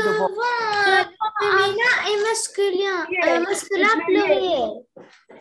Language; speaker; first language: French; non-native, learner; Arabic